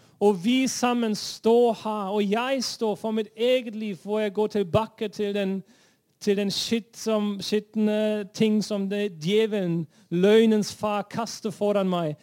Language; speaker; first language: Norwegian; non-native, fluent; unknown